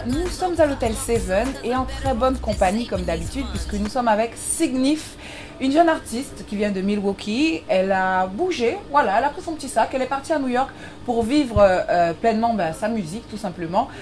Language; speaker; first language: French; native; French